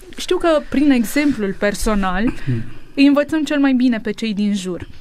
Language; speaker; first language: Romanian; native; Romanian